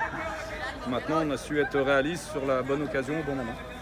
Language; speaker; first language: French; native; French